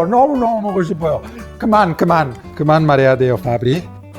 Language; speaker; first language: Korean; non-native, fluent; Italian